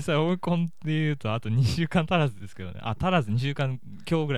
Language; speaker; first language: Japanese; native; Japanese